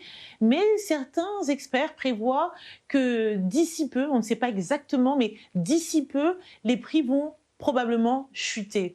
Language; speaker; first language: French; native; French